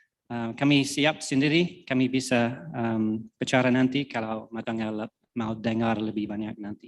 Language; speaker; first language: Indonesian; non-native, fluent; English